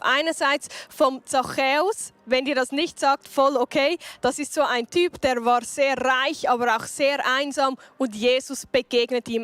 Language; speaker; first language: German; native; German